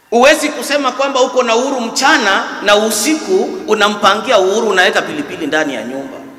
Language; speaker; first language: Swahili; native; Swahili